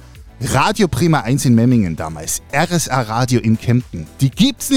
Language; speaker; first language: German; native; German